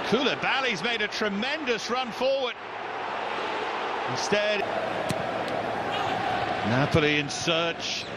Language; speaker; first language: English; native; English